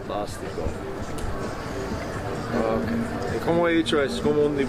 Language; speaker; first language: Spanish; non-native, fluent; English